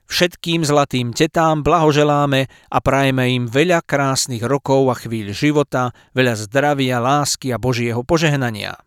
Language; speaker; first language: Slovak; native; Slovak